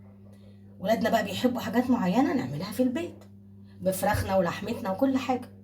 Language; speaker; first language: Arabic; native; Arabic